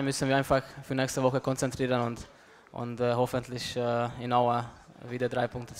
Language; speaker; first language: German; non-native, fluent; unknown